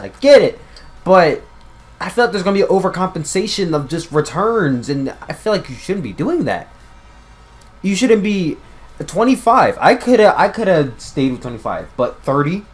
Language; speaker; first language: English; native; English